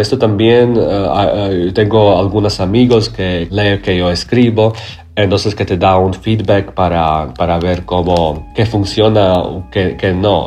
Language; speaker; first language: Spanish; non-native, learner; Croatian